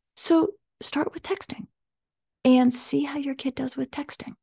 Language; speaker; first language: English; native; English